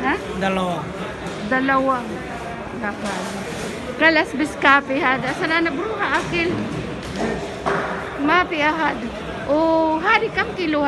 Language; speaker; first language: Arabic; non-native, learner; Filipino